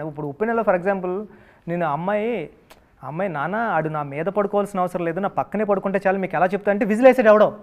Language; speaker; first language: Telugu; native; Telugu